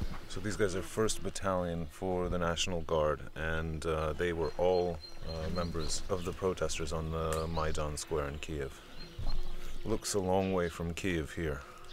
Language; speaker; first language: English; native; English